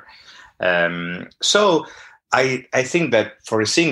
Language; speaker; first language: English; non-native, fluent; Italian